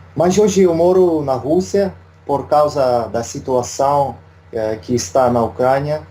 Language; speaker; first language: Portuguese; non-native, learner; Russian